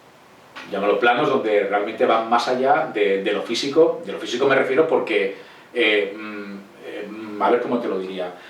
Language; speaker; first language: Spanish; native; Spanish